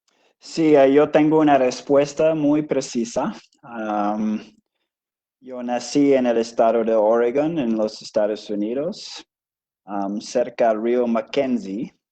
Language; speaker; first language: Spanish; non-native, fluent; English